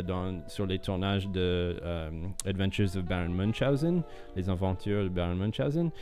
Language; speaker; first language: French; non-native, fluent; English